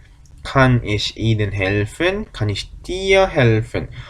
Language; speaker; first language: German; non-native, fluent; Korean